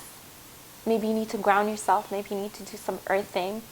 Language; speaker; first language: English; native; English